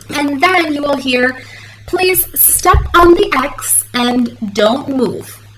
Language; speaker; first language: English; early bilingual, other home language; Spanish